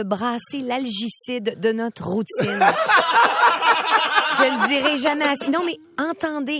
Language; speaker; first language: French; native; French